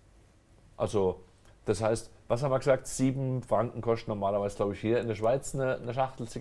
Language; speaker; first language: German; native; German